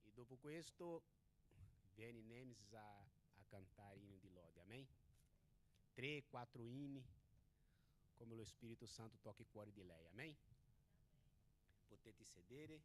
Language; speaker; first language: Italian; non-native, learner; Portuguese